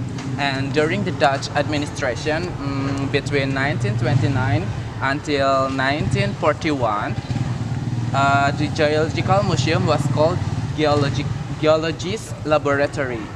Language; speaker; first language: English; non-native, learner; Indonesian